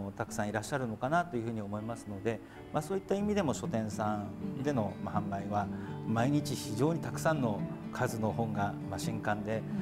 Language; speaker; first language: Japanese; native; Japanese